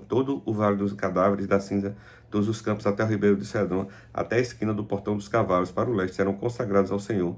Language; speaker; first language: Portuguese; native; Portuguese